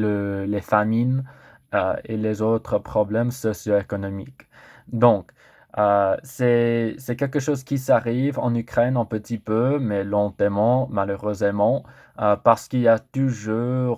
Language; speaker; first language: French; non-native, learner; English